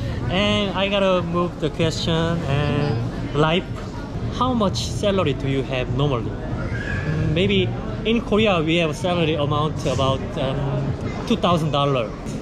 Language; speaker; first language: English; non-native, learner; Korean